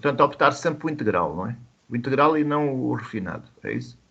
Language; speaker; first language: Portuguese; native; Portuguese